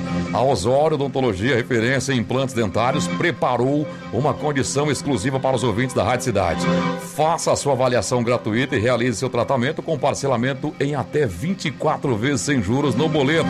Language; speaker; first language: Portuguese; native; Portuguese